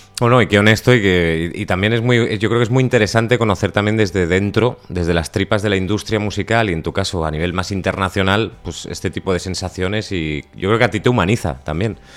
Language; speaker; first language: Spanish; native; Spanish